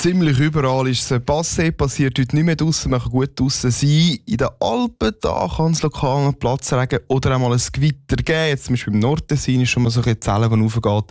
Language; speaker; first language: German; native; German